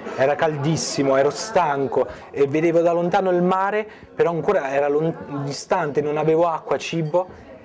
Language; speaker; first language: Italian; native; Italian